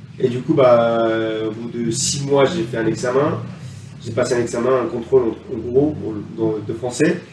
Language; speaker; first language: French; non-native, fluent; Spanish